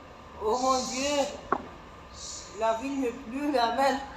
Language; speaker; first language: French; non-native, learner; Arabic